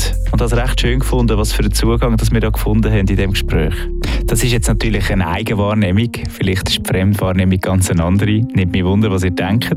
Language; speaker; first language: German; native; German